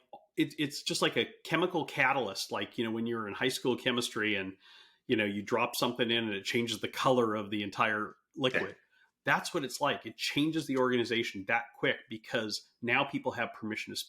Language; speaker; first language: English; native; English